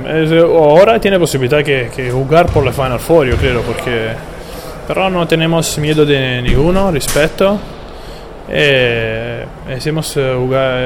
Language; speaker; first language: Spanish; non-native, learner; Italian